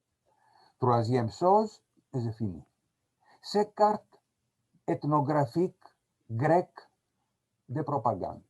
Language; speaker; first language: French; non-native, fluent; Greek